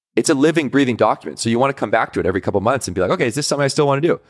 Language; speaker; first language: English; native; English